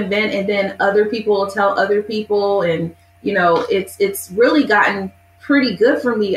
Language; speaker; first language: English; native; English